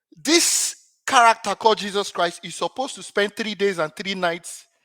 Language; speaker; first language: English; non-native, local second language; Yoruba